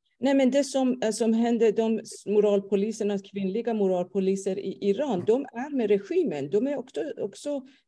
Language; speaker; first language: Swedish; non-native, fluent; Persian